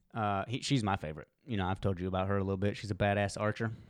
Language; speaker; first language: English; early bilingual, other home language; Polish